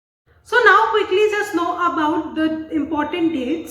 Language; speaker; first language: English; non-native, local second language; Hindi